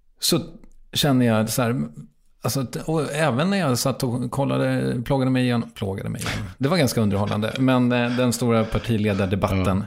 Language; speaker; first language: Swedish; native; Swedish